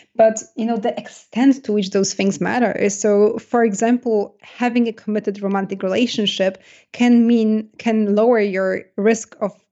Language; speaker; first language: English; non-native, fluent; Polish